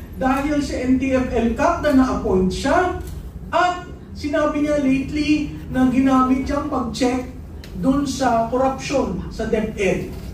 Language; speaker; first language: Filipino; native; Filipino